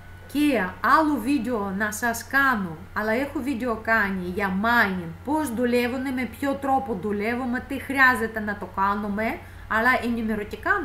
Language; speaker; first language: Greek; non-native, fluent; Russian